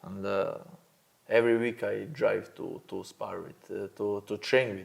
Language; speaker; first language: English; non-native, learner; Slovenian